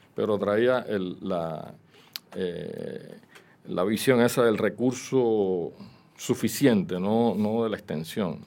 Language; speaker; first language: Spanish; native; Spanish